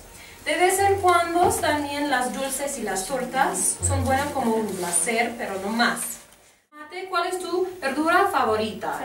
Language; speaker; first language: Spanish; non-native, learner; English